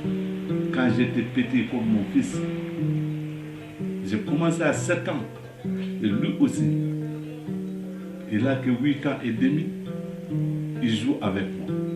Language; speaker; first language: French; non-native, local second language; Bambara